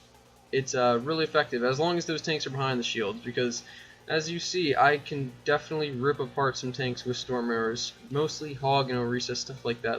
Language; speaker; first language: English; native; English